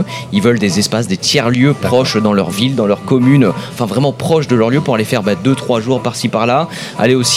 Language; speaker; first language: French; native; French